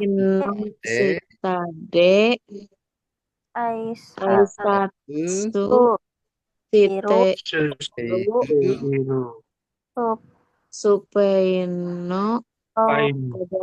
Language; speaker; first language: Japanese; non-native, learner; Indonesian